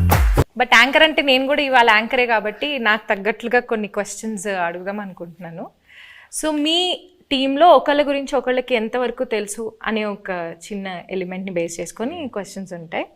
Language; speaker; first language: Telugu; native; Telugu